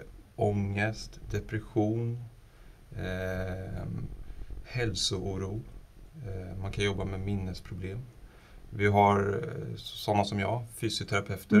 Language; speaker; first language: Swedish; non-native, fluent; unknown